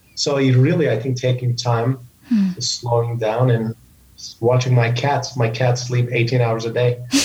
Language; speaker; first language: English; non-native, fluent; Turkish